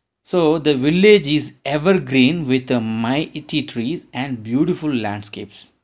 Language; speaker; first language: English; non-native, local second language; Tamil